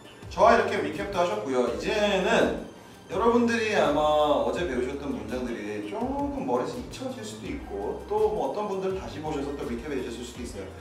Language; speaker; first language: Korean; native; Korean